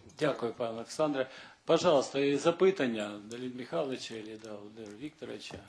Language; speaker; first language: Ukrainian; native; Ukrainian